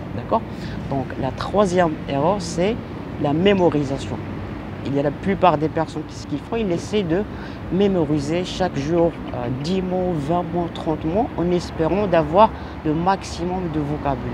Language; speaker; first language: French; non-native, local second language; Arabic